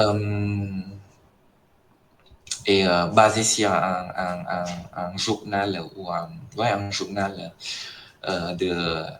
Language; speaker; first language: French; non-native, fluent; Khmer